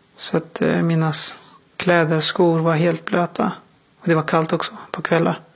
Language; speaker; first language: Swedish; non-native, fluent; Persian